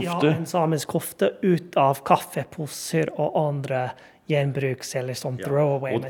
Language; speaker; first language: Norwegian; non-native, fluent; English